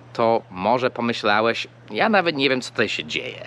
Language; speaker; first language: Polish; non-native, fluent; English